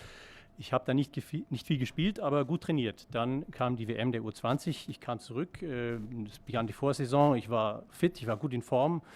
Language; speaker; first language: German; native; German